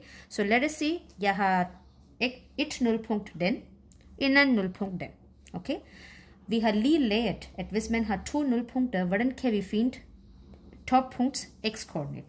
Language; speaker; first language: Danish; non-native, fluent; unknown